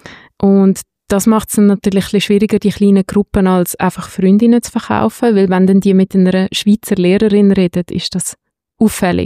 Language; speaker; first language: German; native; German